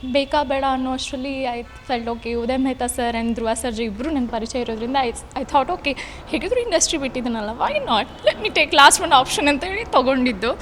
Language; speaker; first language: Kannada; native; Kannada